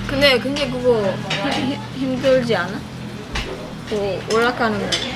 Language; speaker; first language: Korean; non-native, learner; Filipino